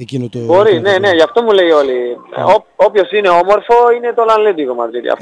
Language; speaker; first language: Greek; non-native, learner; Spanish